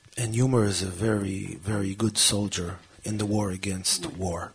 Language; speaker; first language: English; early bilingual, other home language; Hebrew